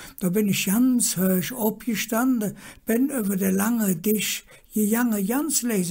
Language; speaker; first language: German; native; German